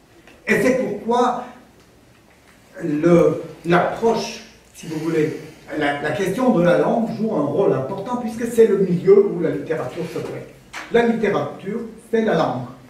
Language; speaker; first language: French; non-native, fluent; Armenian